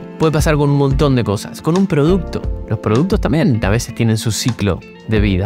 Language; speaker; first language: Spanish; native; Spanish